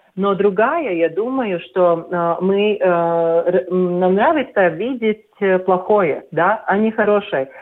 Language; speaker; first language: Russian; non-native, local second language; Latvian